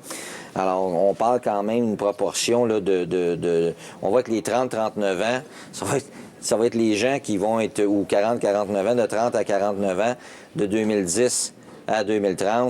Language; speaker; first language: French; native; French